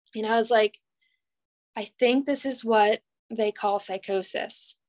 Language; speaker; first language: English; native; English